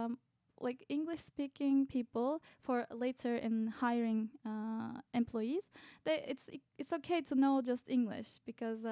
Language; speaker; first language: English; non-native, fluent; Turkish